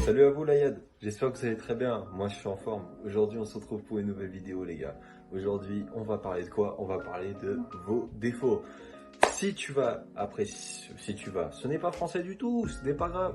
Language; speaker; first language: French; native; French